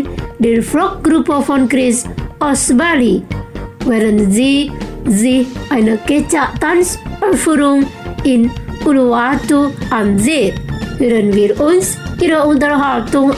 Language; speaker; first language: German; non-native, fluent; Indonesian